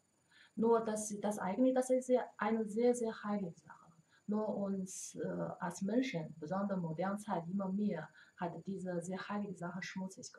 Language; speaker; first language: German; non-native, learner; Chinese